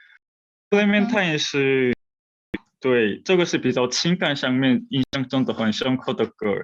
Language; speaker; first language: Chinese; non-native, fluent; Korean